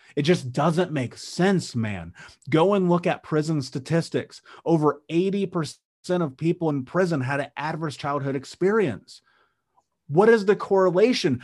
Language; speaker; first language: English; native; English